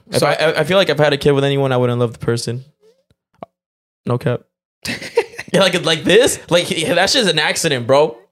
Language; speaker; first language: English; early bilingual, other home language; Spanish